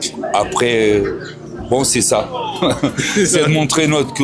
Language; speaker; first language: French; early bilingual, other home language; Portuguese